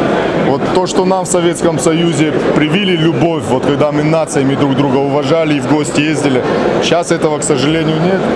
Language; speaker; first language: Russian; native; Russian